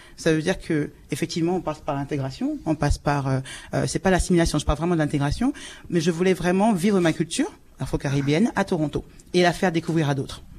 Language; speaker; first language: French; native; French